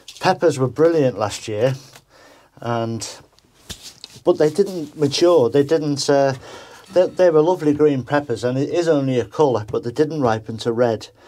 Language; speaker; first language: English; native; English